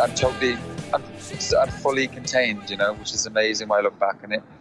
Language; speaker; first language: English; native; English